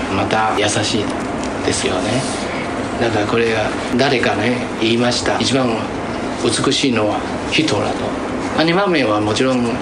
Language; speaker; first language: Japanese; non-native, fluent; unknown